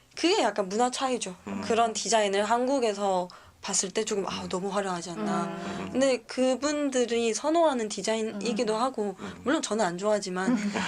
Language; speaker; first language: Korean; native; Korean